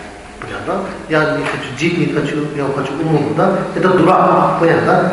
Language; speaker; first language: Russian; non-native, learner; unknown